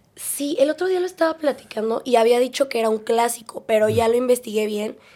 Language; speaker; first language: Spanish; native; Spanish